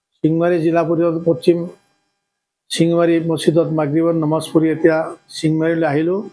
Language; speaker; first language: Assamese; non-native, local second language; Bangla